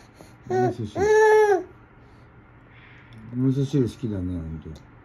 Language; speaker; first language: Japanese; native; Japanese